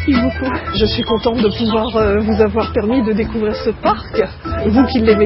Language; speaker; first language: French; native; French